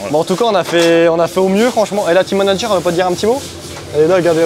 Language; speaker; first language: French; native; French